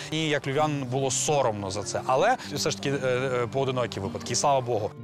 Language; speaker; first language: Ukrainian; non-native, local second language; Russian